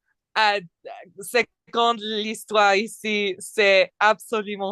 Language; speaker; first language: French; non-native, learner; English